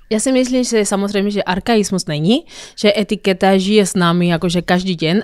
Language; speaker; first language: Slovak; non-native, fluent; Spanish